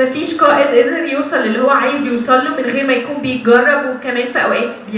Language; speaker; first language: Arabic; native; Arabic